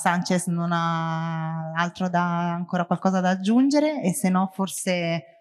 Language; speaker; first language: Italian; native; Italian